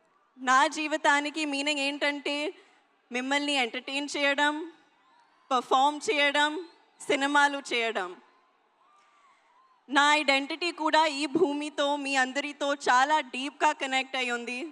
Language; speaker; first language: Telugu; non-native, learner; Hindi